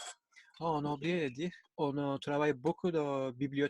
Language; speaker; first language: French; non-native, learner; Turkish